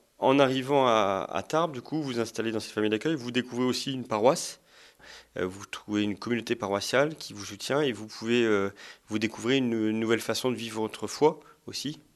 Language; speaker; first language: French; native; French